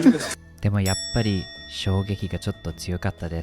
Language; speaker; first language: Japanese; non-native, fluent; English